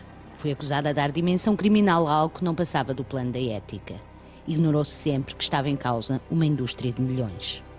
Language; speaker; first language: Portuguese; native; Portuguese